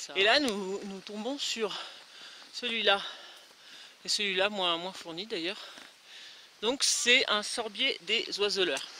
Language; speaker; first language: French; native; French